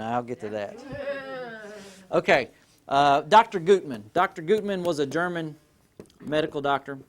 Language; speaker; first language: English; native; English